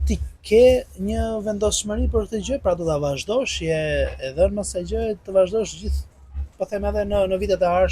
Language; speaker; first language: Albanian; native; Albanian